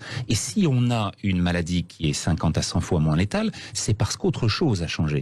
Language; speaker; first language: French; native; French